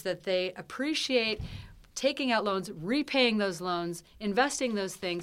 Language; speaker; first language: English; native; English